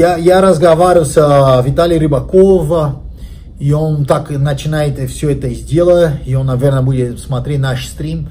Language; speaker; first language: Russian; non-native, learner; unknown